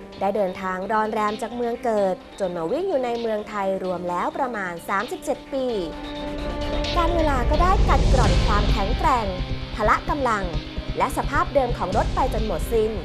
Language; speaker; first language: Thai; native; Thai